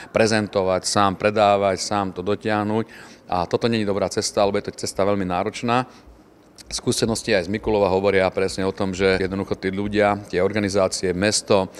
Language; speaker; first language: Slovak; native; Slovak